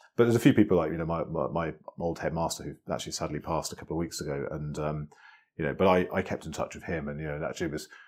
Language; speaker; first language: English; native; English